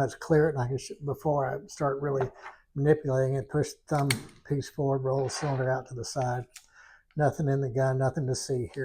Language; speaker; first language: English; native; English